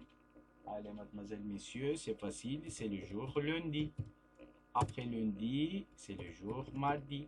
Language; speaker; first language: French; non-native, fluent; Turkish